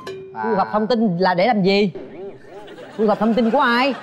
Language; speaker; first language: Vietnamese; native; Vietnamese